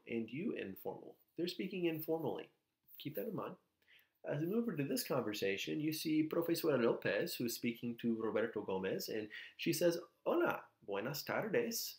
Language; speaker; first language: English; native; English